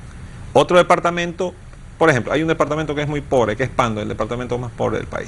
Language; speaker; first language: Spanish; native; Spanish